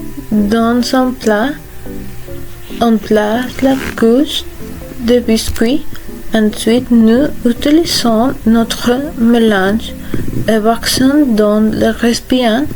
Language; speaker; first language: French; non-native, learner; Spanish